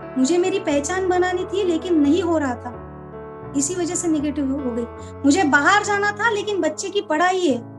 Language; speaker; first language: Hindi; non-native, local second language; Marathi